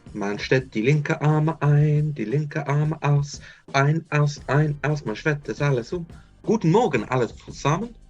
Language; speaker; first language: German; non-native, fluent; English